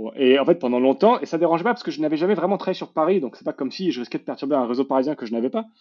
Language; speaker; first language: French; native; French